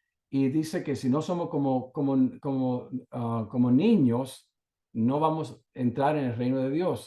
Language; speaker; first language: Spanish; native; Spanish